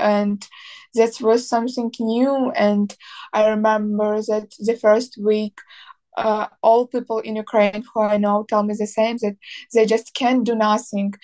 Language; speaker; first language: English; non-native, learner; Ukrainian